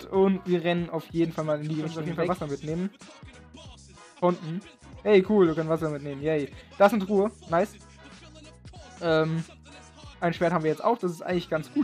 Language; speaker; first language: German; native; German